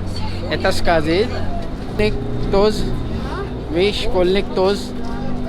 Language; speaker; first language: Russian; non-native, learner; Urdu